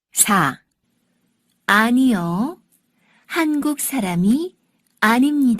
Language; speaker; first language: Korean; non-native, learner; Sinhala